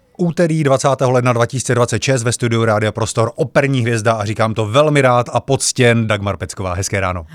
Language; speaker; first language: Czech; native; Czech